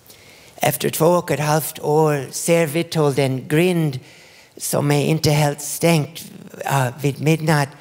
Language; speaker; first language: Swedish; non-native, fluent; English